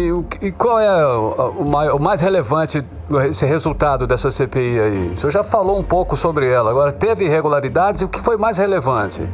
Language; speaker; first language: Portuguese; native; Portuguese